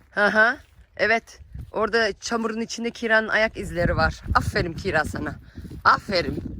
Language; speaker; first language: Turkish; early bilingual, heritage; Turkish